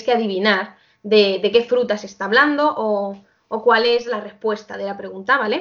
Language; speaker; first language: Spanish; native; Spanish